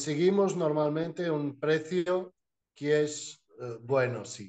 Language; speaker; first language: Spanish; non-native, fluent; Portuguese